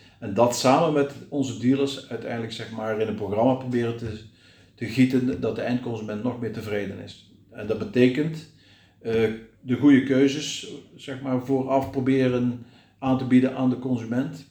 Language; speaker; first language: Dutch; native; Dutch